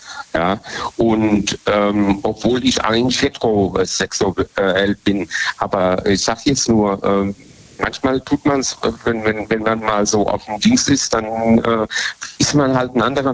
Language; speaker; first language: German; native; German